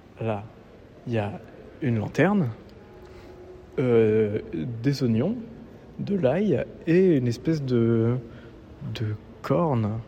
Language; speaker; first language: French; native; French